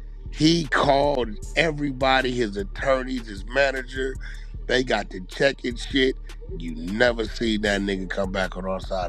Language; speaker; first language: English; native; English